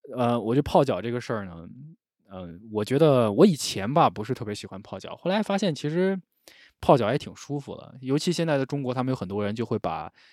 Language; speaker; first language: Chinese; native; Chinese